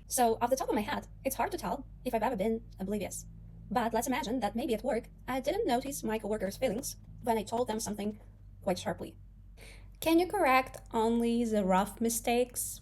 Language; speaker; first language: English; non-native, fluent; Ukrainian